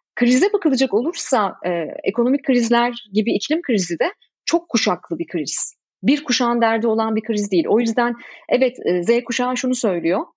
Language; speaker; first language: Turkish; native; Turkish